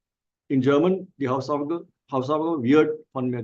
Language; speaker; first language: German; non-native, fluent; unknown